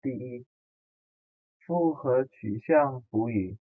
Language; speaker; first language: Chinese; non-native, fluent; Indonesian